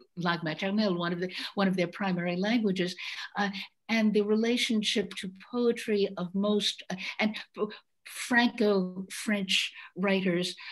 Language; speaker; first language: English; native; English